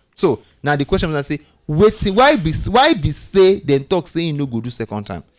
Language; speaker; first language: Nigerian Pidgin; non-native, local second language; Yoruba